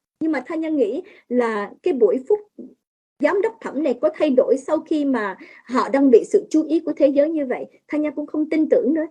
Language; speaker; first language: Vietnamese; early bilingual, heritage; Vietnamese